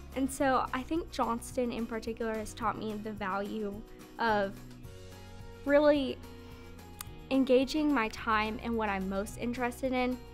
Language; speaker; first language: English; native; English